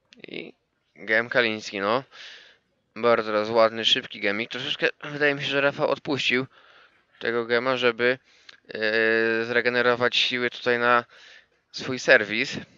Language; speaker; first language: Polish; native; Polish